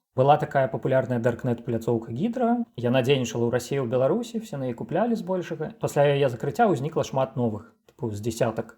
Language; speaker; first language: Belarusian; non-native, local second language; Russian